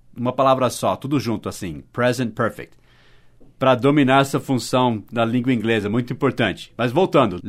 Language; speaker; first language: Portuguese; non-native, fluent; English